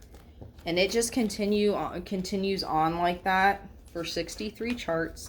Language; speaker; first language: English; native; English